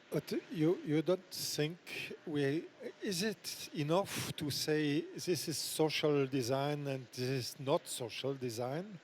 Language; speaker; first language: English; non-native, fluent; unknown